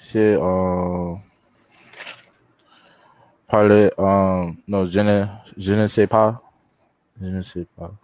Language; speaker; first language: French; non-native, learner; English